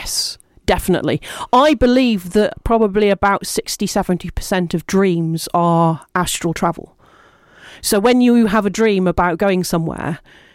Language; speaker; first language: English; native; English